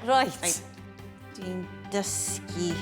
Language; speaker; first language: Welsh; non-native, learner; English